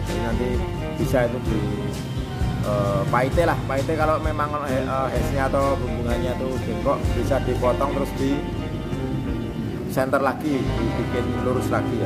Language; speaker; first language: Indonesian; non-native, local second language; Javanese